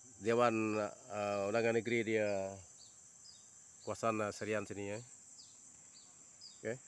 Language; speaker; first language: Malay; non-native, local second language; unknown